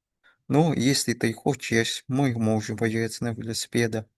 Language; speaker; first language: Russian; non-native, fluent; Indonesian